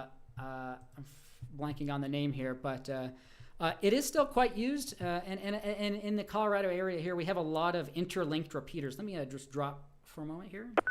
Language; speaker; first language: English; native; English